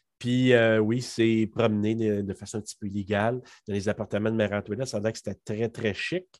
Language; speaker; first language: French; native; French